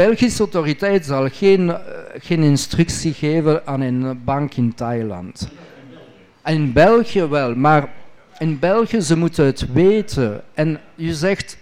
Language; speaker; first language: Dutch; non-native, local second language; French